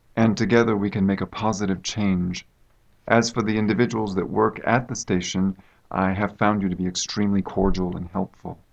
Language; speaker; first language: English; native; English